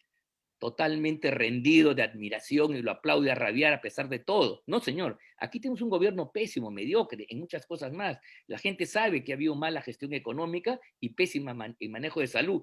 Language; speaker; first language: Spanish; native; Spanish